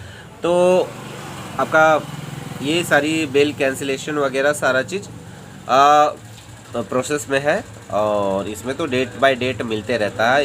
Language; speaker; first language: Hindi; native; Hindi